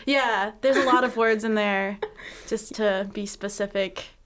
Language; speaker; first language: English; native; English